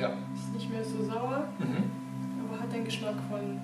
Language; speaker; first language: German; non-native, fluent; Romanian